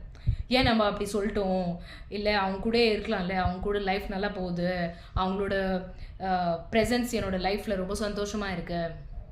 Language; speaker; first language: Tamil; non-native, local second language; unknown